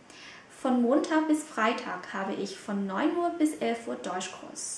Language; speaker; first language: German; non-native, fluent; Vietnamese